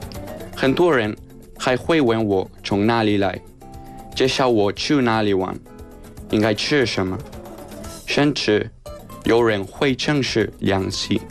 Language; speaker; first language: Chinese; non-native, fluent; Spanish